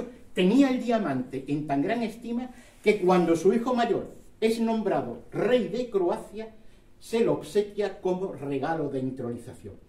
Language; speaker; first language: Spanish; native; Spanish